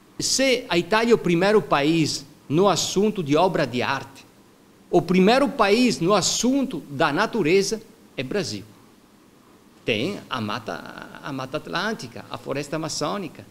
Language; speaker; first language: Portuguese; non-native, fluent; Italian